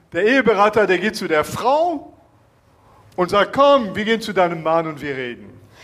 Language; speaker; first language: German; non-native, fluent; French